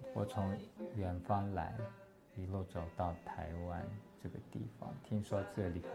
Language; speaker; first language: Chinese; non-native, local second language; Tibetan